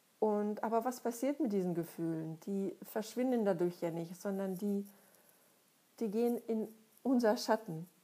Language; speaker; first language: German; non-native, fluent; Russian